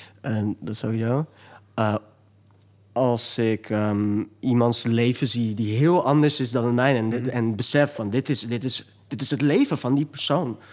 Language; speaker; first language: Dutch; early bilingual, other home language; Turkish